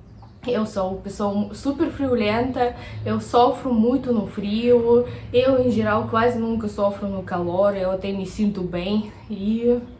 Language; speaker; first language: Portuguese; non-native, fluent; Russian